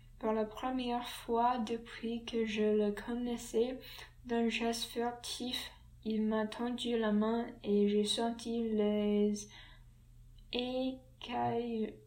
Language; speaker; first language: French; non-native, learner; English